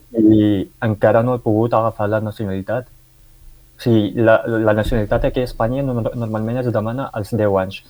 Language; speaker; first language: Catalan; early bilingual, other home language; Arabic